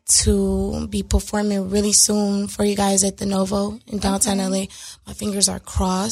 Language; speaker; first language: English; native; English